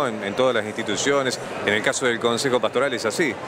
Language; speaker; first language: Spanish; native; Spanish